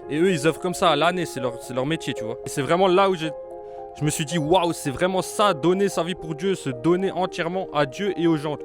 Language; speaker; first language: French; native; French